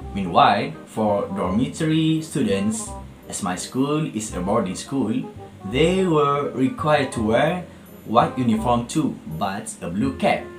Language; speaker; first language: English; non-native, local second language; Malay